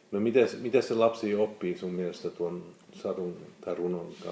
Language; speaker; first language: Finnish; non-native, fluent; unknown